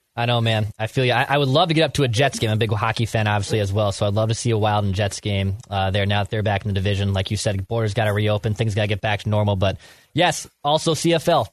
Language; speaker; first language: English; native; English